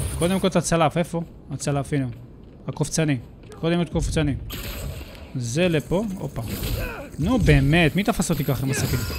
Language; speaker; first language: Hebrew; native; Hebrew